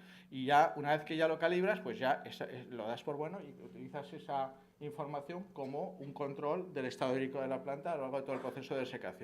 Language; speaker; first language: Spanish; native; Spanish